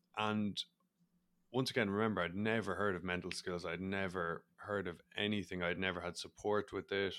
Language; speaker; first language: English; native; English